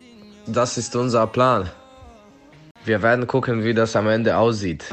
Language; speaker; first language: German; non-native, learner; Bosnian